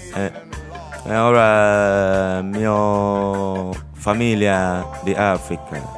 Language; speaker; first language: Italian; non-native, learner; Akan